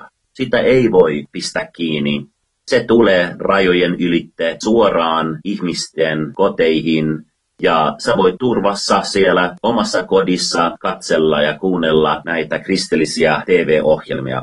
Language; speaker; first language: Finnish; non-native, fluent; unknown